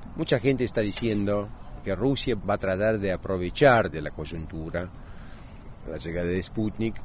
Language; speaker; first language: Spanish; native; Spanish